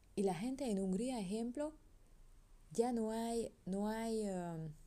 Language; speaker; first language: Spanish; non-native, learner; Hungarian